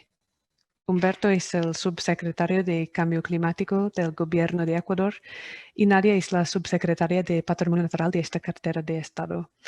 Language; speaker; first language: Spanish; non-native, fluent; English